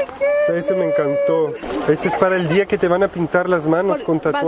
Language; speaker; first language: Spanish; native; Spanish